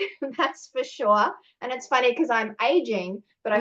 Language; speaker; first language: English; native; English